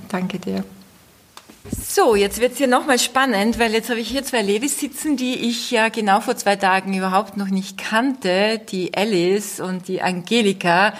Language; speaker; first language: German; native; German